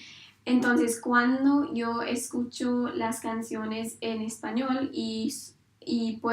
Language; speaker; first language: Spanish; non-native, learner; English